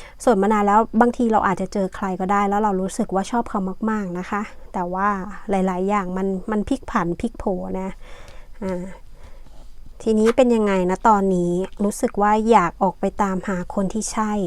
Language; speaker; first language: Thai; native; Thai